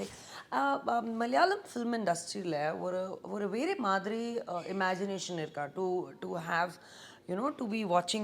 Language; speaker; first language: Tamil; non-native, learner; Hindi